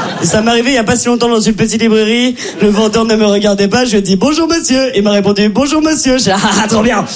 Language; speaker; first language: French; native; French